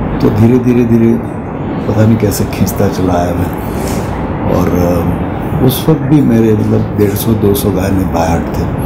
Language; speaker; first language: Hindi; non-native, local second language; Marathi